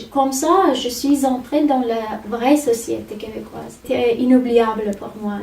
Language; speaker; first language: French; non-native, fluent; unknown